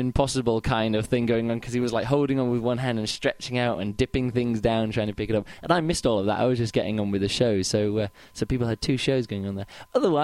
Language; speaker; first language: English; native; English